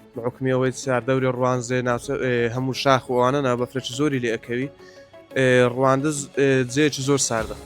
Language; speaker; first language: Central Kurdish; native; Central Kurdish